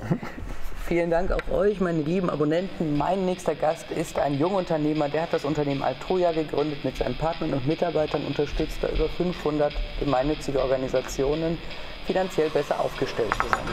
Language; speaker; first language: German; native; German